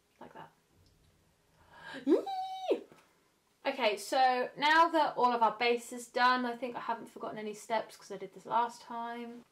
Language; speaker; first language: English; native; English